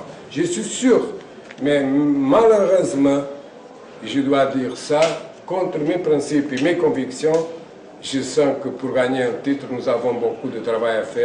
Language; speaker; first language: French; non-native, fluent; Portuguese